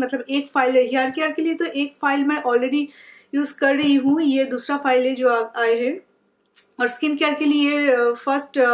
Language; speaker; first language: Hindi; non-native, local second language; Bangla